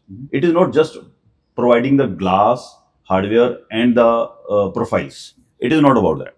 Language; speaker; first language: English; non-native, local second language; Hindi